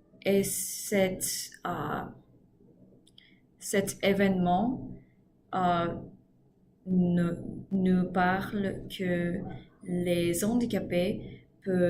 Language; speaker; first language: French; non-native, learner; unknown